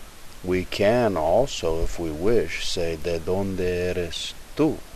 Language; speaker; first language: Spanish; non-native, fluent; English